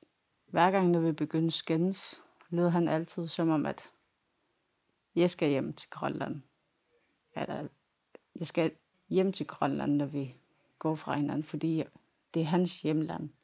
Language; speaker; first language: Danish; non-native, local second language; Kalaallisut